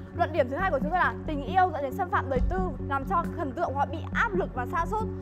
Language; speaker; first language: Vietnamese; native; Vietnamese